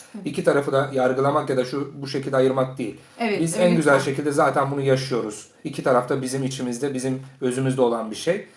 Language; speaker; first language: Turkish; native; Turkish